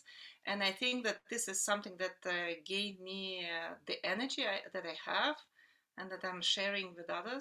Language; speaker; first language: English; non-native, fluent; Russian